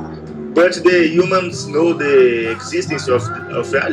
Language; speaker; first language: English; non-native, learner; Portuguese